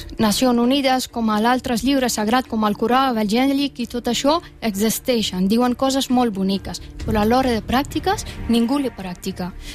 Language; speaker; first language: Catalan; non-native, fluent; Persian